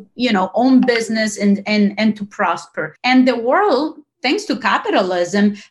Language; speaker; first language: English; non-native, fluent; Spanish